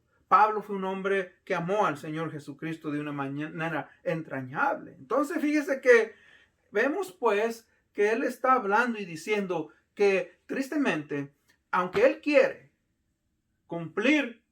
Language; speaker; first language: Spanish; native; Spanish